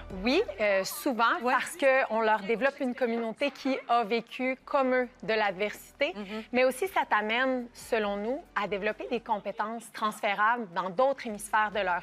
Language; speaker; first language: French; native; French